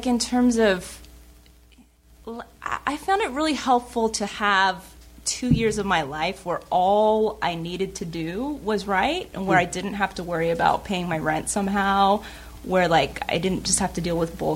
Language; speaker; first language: English; native; English